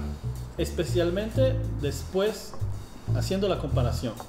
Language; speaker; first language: Spanish; non-native, fluent; English